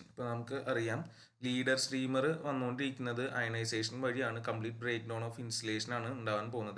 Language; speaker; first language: Malayalam; native; Malayalam